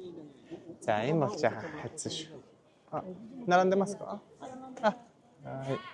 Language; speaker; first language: Japanese; non-native, learner; Mongolian